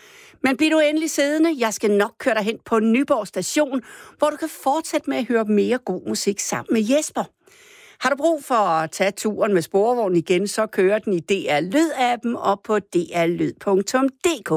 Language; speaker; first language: Danish; native; Danish